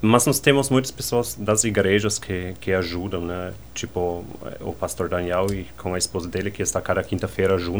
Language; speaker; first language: Portuguese; non-native, fluent; German